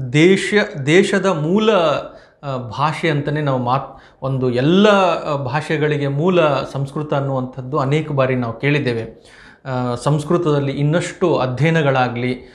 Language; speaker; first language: Kannada; native; Kannada